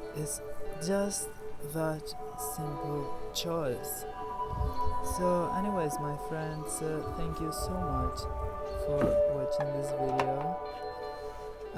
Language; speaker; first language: English; non-native, fluent; Greek